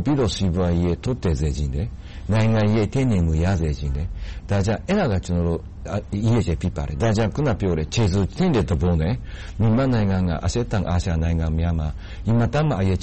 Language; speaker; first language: Burmese; non-native, fluent; Japanese